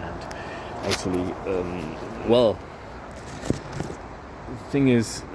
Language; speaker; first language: English; non-native, fluent; German